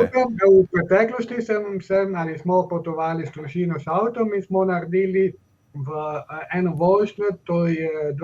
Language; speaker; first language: Slovenian; non-native, fluent; Spanish